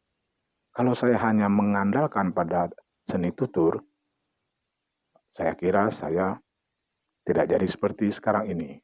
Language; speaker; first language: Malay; non-native, local second language; Achinese